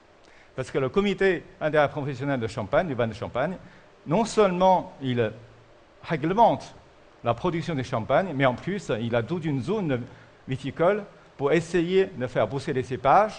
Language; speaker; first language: French; non-native, fluent; Chinese